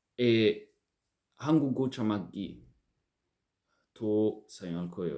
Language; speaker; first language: Korean; non-native, learner; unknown